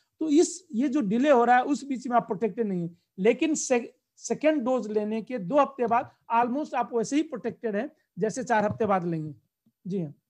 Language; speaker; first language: Hindi; native; Hindi